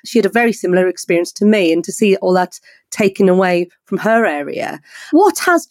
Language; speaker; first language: English; native; English